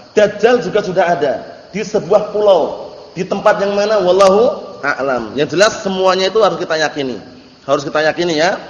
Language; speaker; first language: Indonesian; native; Indonesian